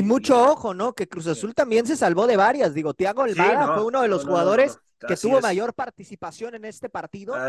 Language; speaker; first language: Spanish; native; Spanish